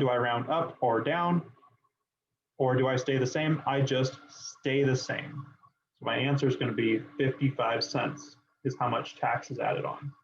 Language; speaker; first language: English; native; English